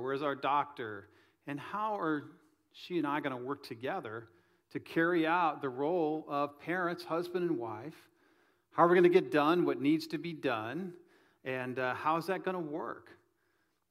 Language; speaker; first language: English; native; English